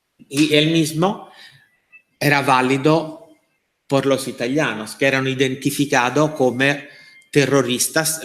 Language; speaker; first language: Spanish; non-native, fluent; Italian